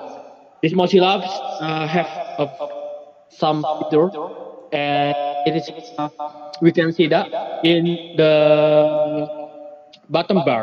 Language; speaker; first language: English; non-native, learner; Indonesian